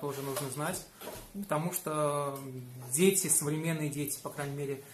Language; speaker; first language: Russian; native; Russian